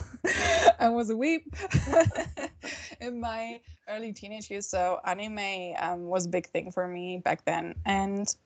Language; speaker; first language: English; non-native, fluent; German